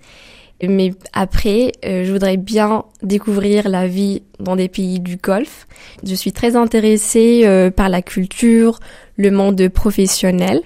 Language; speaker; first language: French; non-native, local second language; Arabic